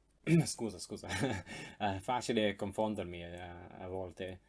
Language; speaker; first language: Italian; non-native, learner; English